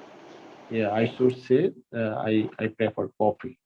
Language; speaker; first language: English; non-native, learner; Bangla